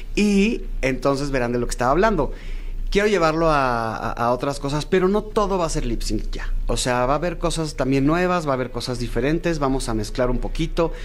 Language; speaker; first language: Spanish; native; Spanish